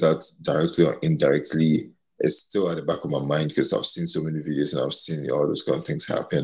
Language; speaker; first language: English; non-native, local second language; Akan